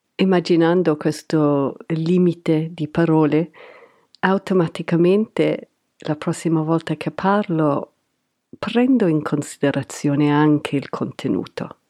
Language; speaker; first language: Italian; non-native, fluent; English